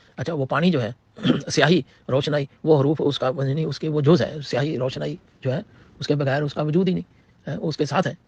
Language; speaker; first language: Urdu; non-native, local second language; Punjabi